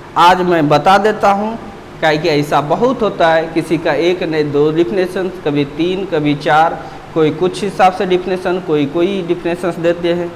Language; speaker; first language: Hindi; native; Hindi